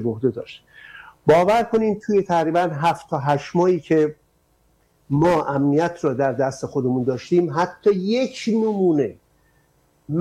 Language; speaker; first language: Persian; native; Persian